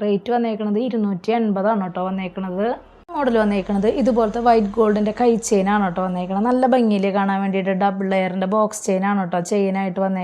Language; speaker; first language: Malayalam; native; Malayalam